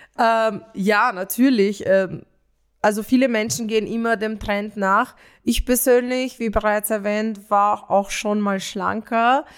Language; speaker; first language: German; early bilingual, other home language; Romanian